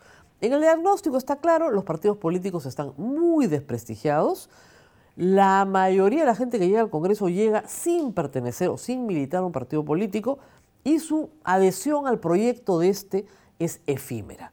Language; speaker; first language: Spanish; native; Spanish